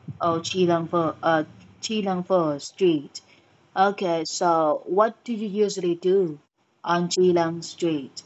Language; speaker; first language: English; non-native, fluent; Vietnamese